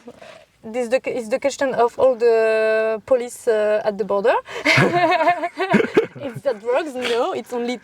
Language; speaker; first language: English; non-native, learner; French